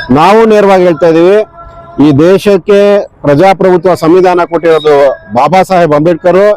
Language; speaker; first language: Kannada; native; Kannada